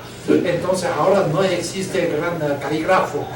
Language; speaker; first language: Spanish; non-native, learner; Chinese